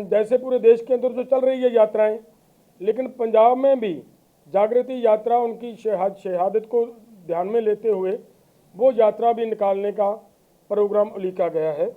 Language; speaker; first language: Hindi; non-native, local second language; Punjabi